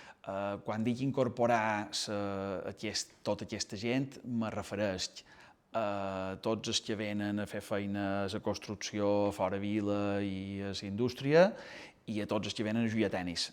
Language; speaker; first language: Catalan; native; Catalan